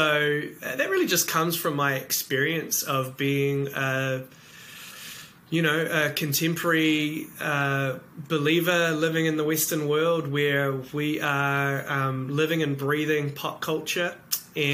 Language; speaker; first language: English; native; English